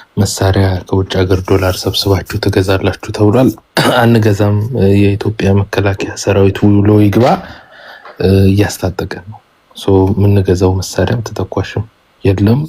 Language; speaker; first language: Amharic; native; Amharic